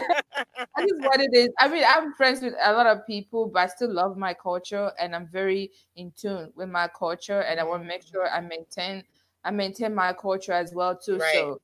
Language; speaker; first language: English; non-native, local second language; Igbo